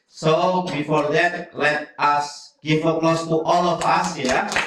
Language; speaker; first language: English; non-native, local second language; Indonesian